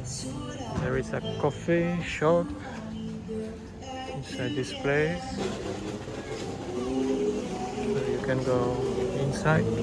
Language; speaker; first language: English; non-native, learner; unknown